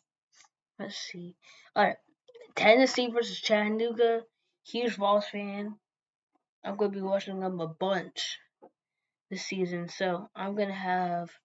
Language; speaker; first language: English; native; English